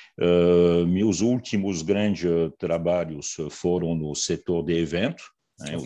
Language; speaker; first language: Portuguese; non-native, fluent; French